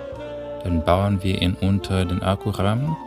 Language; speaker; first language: German; non-native, fluent; Indonesian